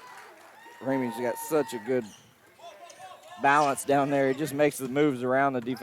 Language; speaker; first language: English; native; English